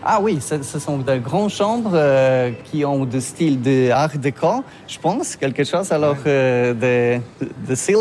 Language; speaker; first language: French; non-native, fluent; Polish